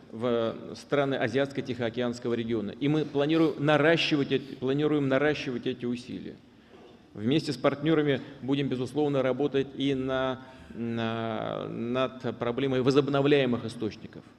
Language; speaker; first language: Russian; native; Russian